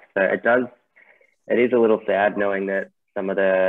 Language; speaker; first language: English; native; English